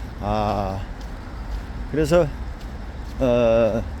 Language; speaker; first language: Korean; native; Korean